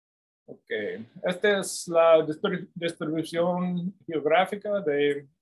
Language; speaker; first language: Spanish; non-native, fluent; English